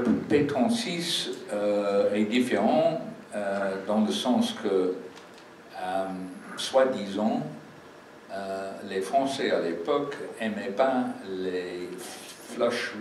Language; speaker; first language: French; non-native, fluent; English